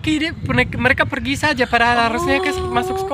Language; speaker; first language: Indonesian; non-native, fluent; German